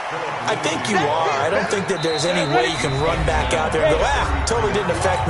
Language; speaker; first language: English; native; English